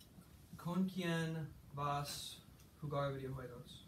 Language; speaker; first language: Spanish; non-native, learner; English